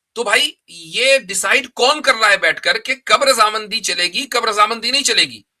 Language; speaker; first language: Urdu; native; Urdu